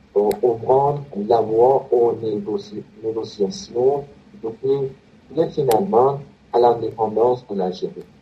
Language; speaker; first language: French; non-native, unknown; Persian